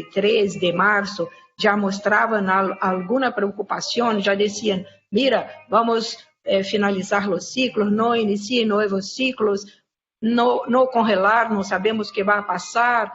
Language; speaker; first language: Spanish; non-native, fluent; Portuguese